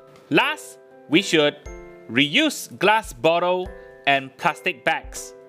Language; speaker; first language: English; non-native, local second language; Chinese